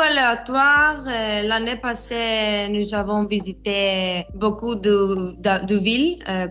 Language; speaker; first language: French; non-native, learner; Greek